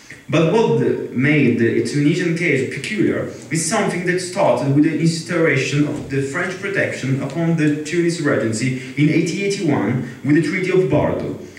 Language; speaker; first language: English; non-native, fluent; Italian